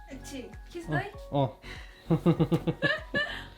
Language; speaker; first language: Nepali; non-native, learner; Korean